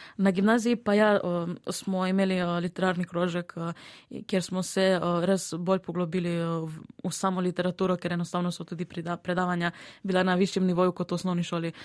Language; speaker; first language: Slovenian; early bilingual, other home language; Serbian